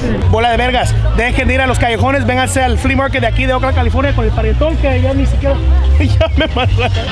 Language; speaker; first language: Spanish; early bilingual, heritage; Spanish